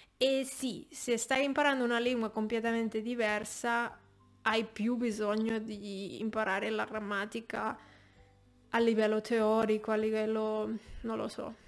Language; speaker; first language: Italian; non-native, fluent; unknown